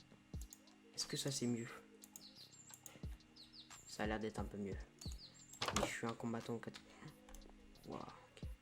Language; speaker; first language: French; native; French